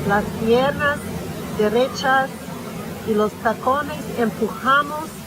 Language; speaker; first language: Spanish; non-native, fluent; English